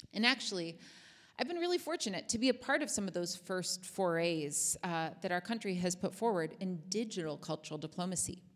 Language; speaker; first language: English; native; English